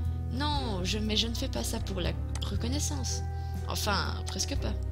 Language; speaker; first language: French; native; French